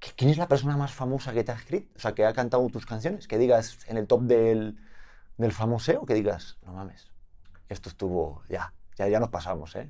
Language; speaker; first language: Spanish; native; Spanish